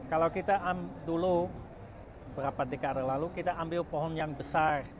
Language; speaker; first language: Indonesian; non-native, fluent; Dutch